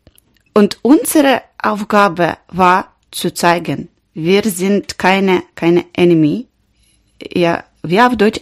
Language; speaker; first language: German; non-native, learner; Ukrainian